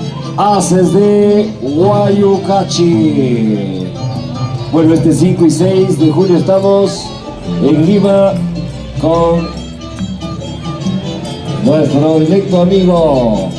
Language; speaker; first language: Spanish; native; Spanish